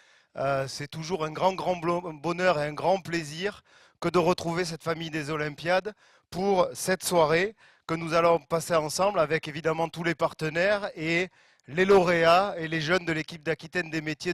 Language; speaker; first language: French; native; French